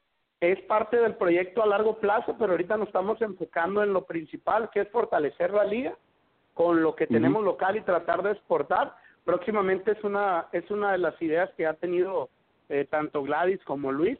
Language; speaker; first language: Spanish; native; Spanish